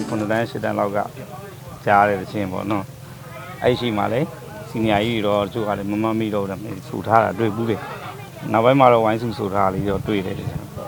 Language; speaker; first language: Burmese; native; Burmese